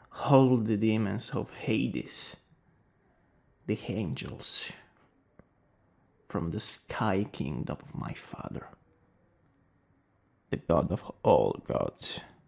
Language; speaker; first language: English; non-native, fluent; Italian